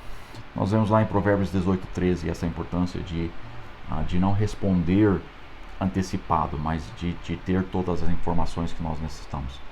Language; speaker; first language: Portuguese; non-native, fluent; English